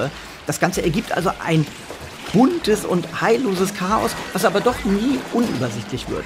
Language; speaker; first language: German; native; German